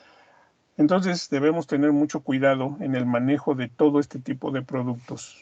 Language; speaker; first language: Spanish; native; Spanish